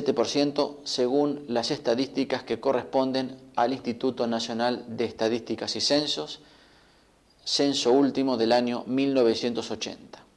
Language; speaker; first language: Spanish; native; Spanish